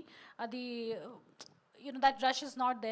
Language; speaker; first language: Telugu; non-native, local second language; Hindi